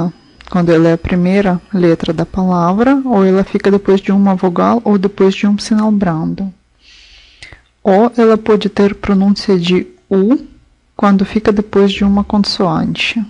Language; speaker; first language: Portuguese; non-native, fluent; Russian